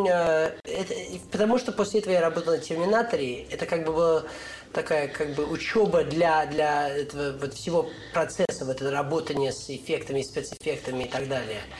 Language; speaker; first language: Russian; early bilingual, heritage; Russian